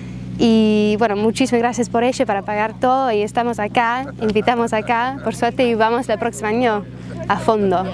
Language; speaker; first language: Spanish; non-native, learner; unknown